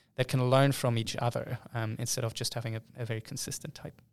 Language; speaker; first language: English; non-native, fluent; German